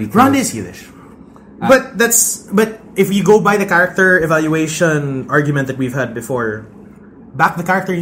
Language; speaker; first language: English; non-native, local second language; Filipino